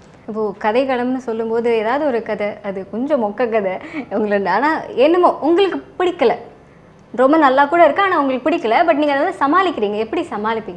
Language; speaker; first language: Tamil; native; Tamil